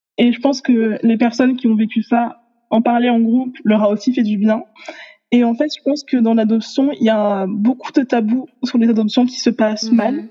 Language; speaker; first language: French; native; French